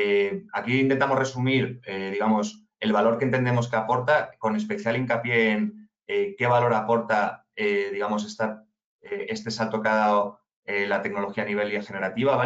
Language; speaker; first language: Spanish; native; Spanish